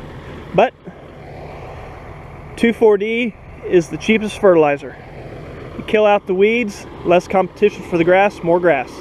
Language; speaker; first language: English; native; English